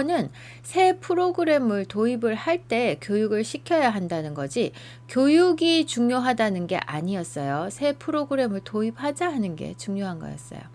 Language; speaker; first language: Korean; native; Korean